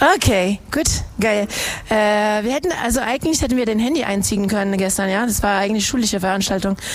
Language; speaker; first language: German; non-native, fluent; French